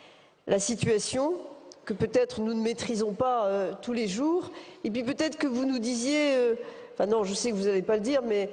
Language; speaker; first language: French; native; French